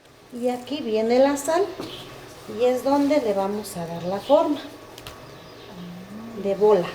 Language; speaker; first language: Spanish; native; Spanish